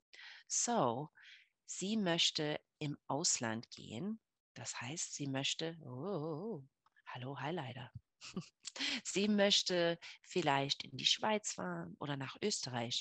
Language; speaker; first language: German; non-native, fluent; English